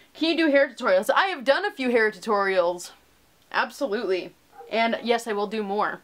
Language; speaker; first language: English; native; English